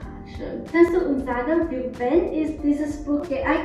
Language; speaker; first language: German; non-native, learner; Chinese